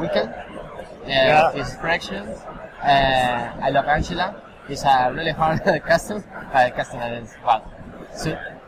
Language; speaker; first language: English; non-native, learner; Spanish